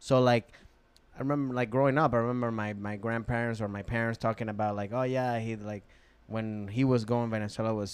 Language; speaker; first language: English; non-native, fluent; Spanish